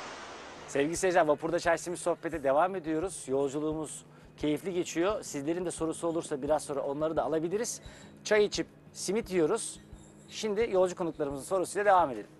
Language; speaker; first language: Turkish; native; Turkish